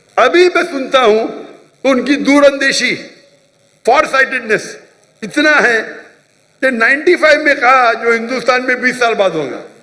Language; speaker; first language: Urdu; non-native, local second language; Konkani